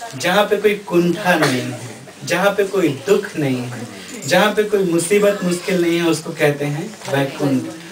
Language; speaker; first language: Hindi; native; Hindi